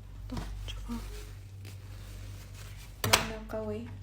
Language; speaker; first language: Arabic; native; Arabic